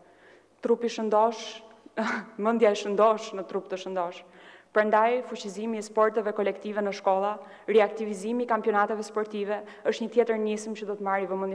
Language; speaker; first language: Albanian; native; Albanian